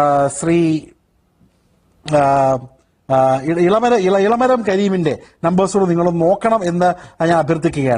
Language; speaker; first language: Malayalam; native; Malayalam